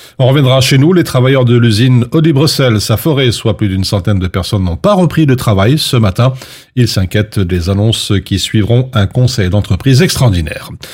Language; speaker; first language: French; native; French